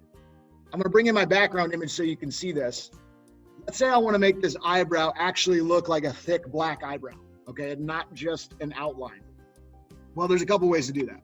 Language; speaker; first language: English; native; English